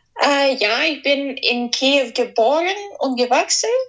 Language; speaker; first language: German; non-native, fluent; Ukrainian